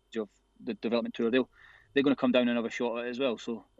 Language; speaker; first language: English; native; English